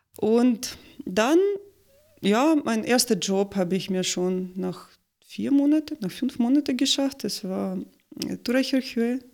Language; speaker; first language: German; non-native, fluent; Russian